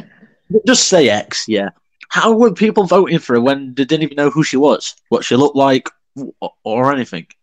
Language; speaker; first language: English; native; English